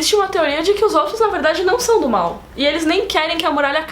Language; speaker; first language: Portuguese; native; Portuguese